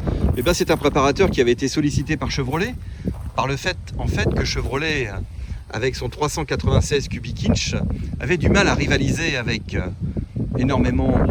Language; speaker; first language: French; native; French